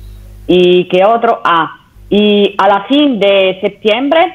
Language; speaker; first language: Spanish; non-native, fluent; Italian